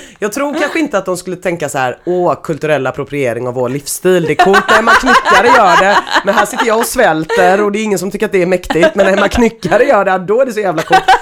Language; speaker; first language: Swedish; native; Swedish